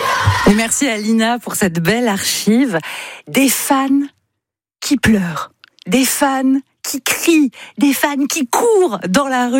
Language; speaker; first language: French; native; French